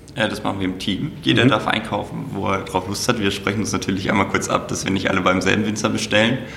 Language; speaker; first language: German; native; German